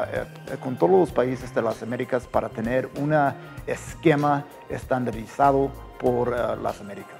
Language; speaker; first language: Spanish; non-native, fluent; English